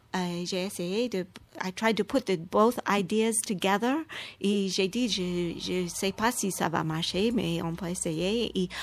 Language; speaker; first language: French; non-native, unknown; English